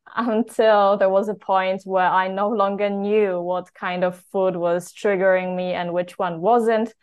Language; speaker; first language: English; non-native, fluent; Polish